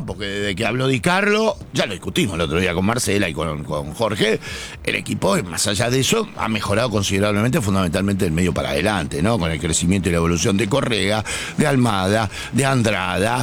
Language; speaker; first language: Spanish; native; Spanish